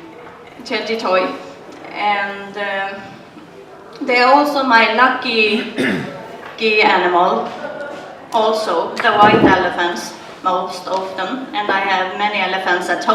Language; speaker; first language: English; non-native, learner; Swedish